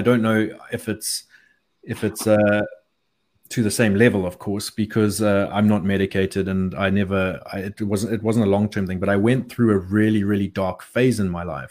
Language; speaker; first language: English; native; English